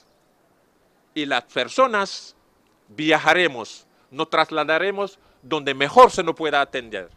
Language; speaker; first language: Spanish; non-native, fluent; Serer